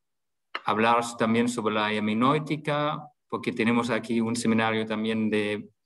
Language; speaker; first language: Spanish; non-native, fluent; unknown